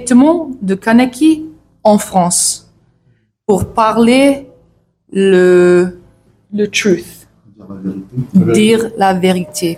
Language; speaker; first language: French; non-native, learner; English